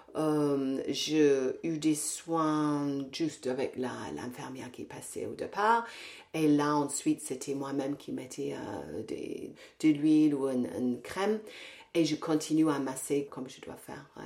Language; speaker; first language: French; non-native, fluent; English